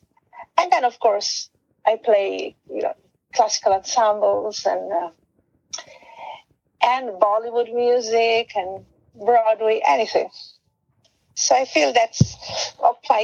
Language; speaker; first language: English; non-native, fluent; Italian